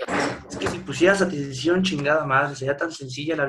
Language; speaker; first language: Spanish; native; Spanish